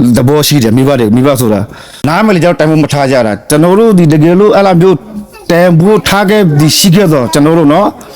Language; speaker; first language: Burmese; non-native, local second language; Rohingya